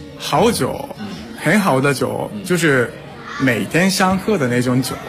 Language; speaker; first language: Chinese; non-native, fluent; Japanese